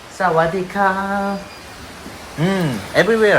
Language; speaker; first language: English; non-native, learner; Korean